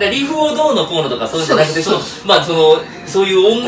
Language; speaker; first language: Japanese; native; Japanese